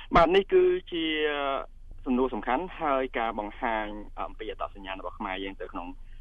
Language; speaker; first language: Khmer; native; Khmer